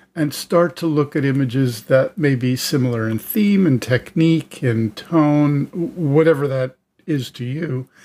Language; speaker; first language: English; native; English